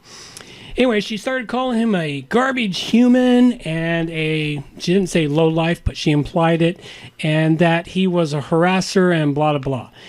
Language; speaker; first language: English; native; English